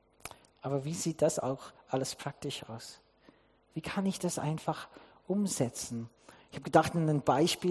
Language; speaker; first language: German; non-native, fluent; English